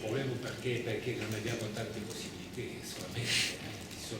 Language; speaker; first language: Italian; non-native, fluent; French